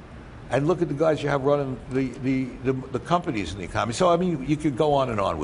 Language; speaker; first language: English; native; English